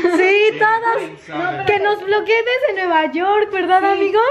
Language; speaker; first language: Spanish; native; Spanish